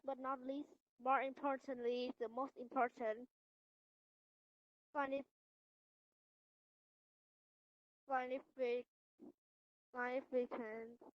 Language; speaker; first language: English; non-native, learner; Vietnamese